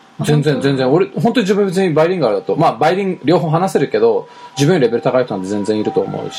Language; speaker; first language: Japanese; early bilingual, heritage; Japanese